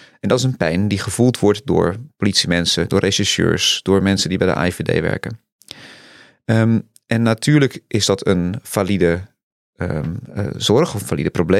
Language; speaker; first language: Dutch; native; Dutch